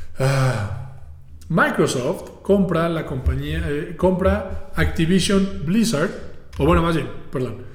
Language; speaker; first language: Spanish; native; Spanish